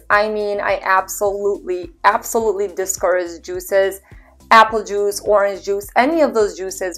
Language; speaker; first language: English; native; English